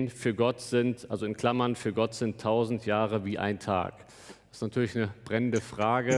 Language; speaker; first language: German; native; German